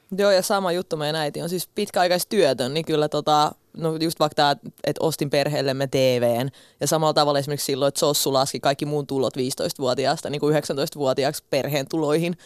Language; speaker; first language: Finnish; early bilingual, other home language; Russian